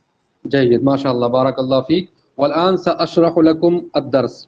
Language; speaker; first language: Arabic; non-native, fluent; Urdu